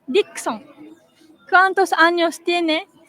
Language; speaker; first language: Spanish; non-native, learner; Japanese